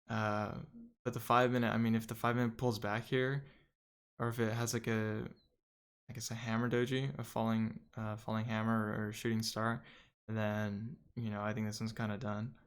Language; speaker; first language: English; native; English